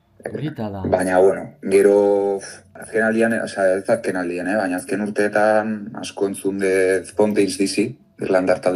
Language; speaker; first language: Basque; native; Basque